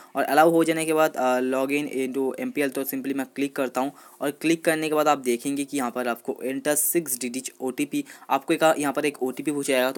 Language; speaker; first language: Hindi; non-native, local second language; Bangla